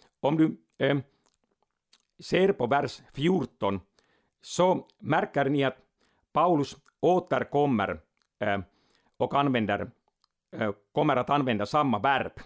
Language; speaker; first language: Swedish; non-native, local second language; Finnish